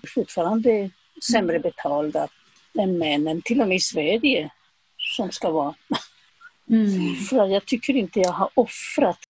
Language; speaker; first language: Swedish; non-native, fluent; Spanish